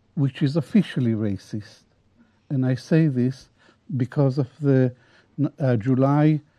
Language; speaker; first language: English; non-native, fluent; Arabic